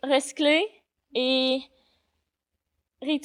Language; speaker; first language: French; native; French